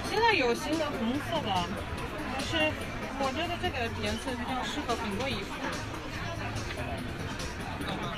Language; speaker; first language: Chinese; non-native, learner; Russian